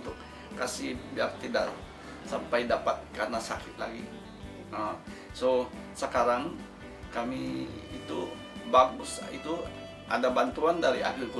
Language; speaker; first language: Indonesian; non-native, fluent; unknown